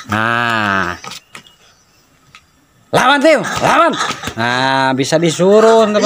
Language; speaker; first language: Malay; non-native, local second language; Sundanese